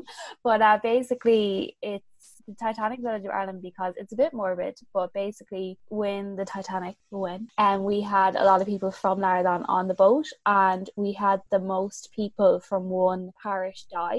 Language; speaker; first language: English; native; English